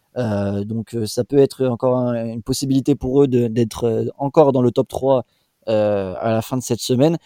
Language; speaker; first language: French; native; French